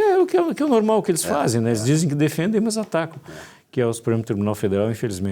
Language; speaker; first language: Portuguese; native; Portuguese